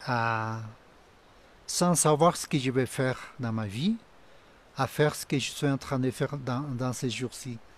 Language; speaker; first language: French; non-native, fluent; Spanish